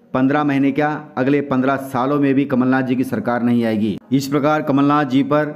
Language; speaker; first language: Hindi; native; Hindi